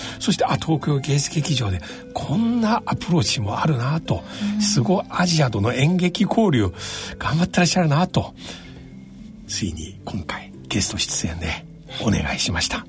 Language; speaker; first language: Japanese; non-native, fluent; Chinese